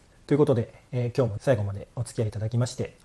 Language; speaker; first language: Japanese; native; Japanese